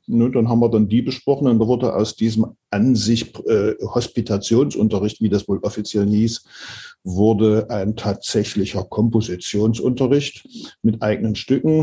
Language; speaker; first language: German; native; German